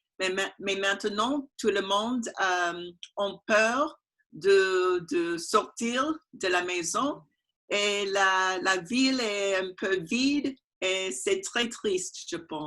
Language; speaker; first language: French; non-native, learner; English